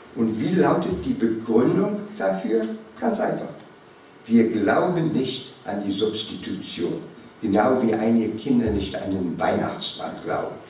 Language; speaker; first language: German; non-native, fluent; English